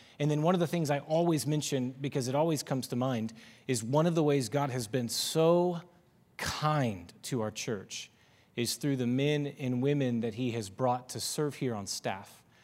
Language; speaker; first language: English; native; English